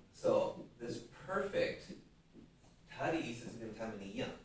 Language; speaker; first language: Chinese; non-native, fluent; English